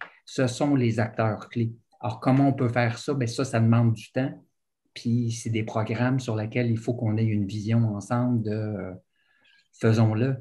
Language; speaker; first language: French; native; French